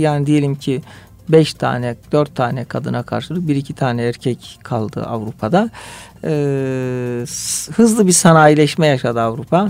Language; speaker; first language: Turkish; native; Turkish